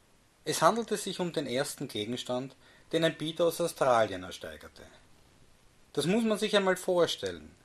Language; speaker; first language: German; native; German